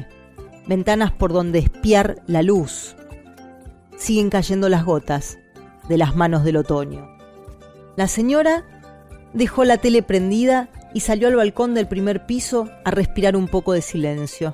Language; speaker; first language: Spanish; native; Spanish